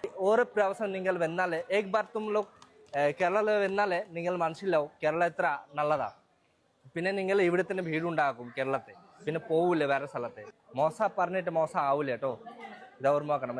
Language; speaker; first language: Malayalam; non-native, local second language; Hindi